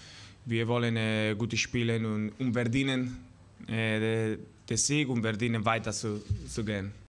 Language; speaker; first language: German; non-native, learner; Spanish